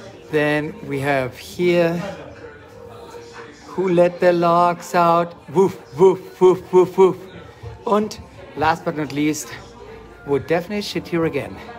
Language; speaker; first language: English; non-native, fluent; German